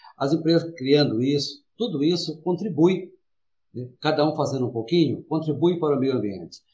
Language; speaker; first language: Portuguese; native; Portuguese